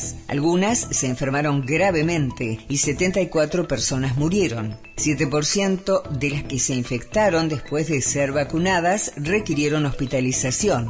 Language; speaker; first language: Spanish; native; Spanish